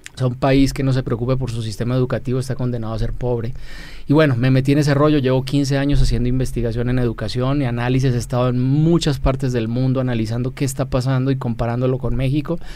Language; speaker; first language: Spanish; native; Spanish